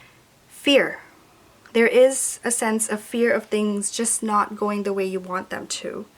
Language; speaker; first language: English; native; English